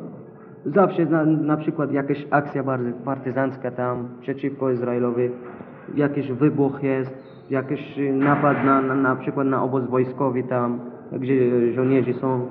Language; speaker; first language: Polish; non-native, learner; Arabic